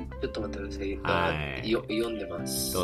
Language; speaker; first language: Japanese; non-native, learner; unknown